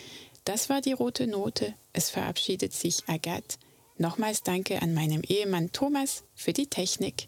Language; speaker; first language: German; native; German